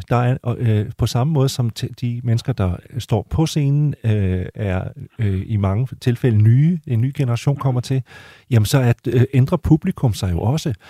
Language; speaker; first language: Danish; native; Danish